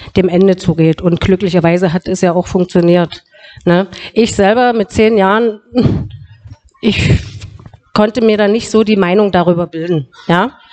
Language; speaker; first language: German; native; German